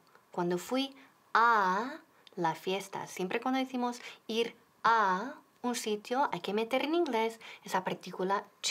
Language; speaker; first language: Spanish; non-native, fluent; English